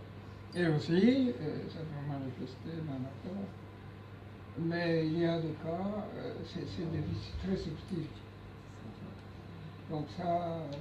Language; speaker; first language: French; non-native, learner; Japanese